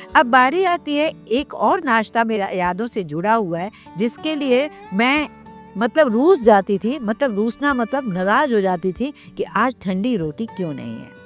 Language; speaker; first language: Hindi; non-native, local second language; Sindhi